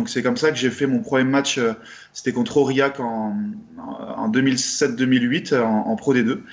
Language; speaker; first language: French; native; French